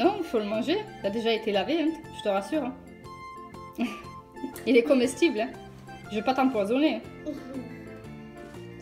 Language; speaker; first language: French; native; French